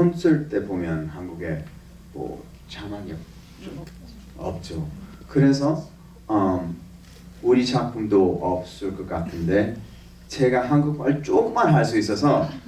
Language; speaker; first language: Korean; early bilingual, heritage; English